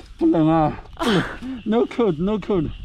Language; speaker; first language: English; non-native, learner; Chinese